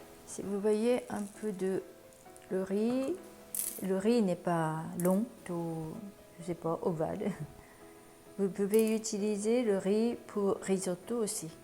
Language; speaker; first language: French; non-native, learner; Japanese